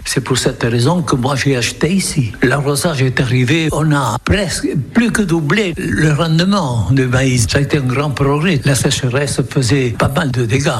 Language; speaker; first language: French; non-native, local second language; Occitan